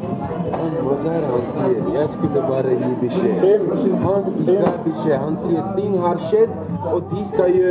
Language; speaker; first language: Norwegian; non-native, learner; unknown